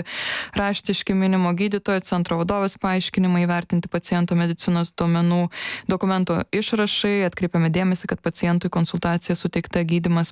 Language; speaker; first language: Lithuanian; native; Lithuanian